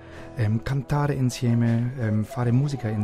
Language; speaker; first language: Italian; non-native, learner; German